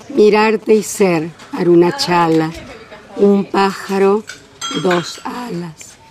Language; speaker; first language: Spanish; native; Spanish